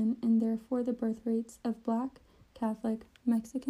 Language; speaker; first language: English; native; English